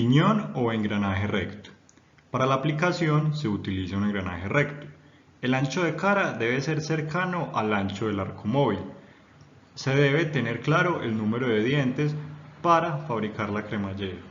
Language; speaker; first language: Spanish; native; Spanish